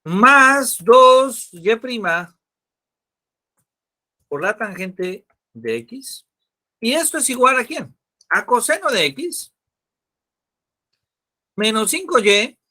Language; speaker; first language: Spanish; native; Spanish